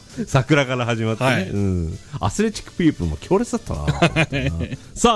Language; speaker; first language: Japanese; native; Japanese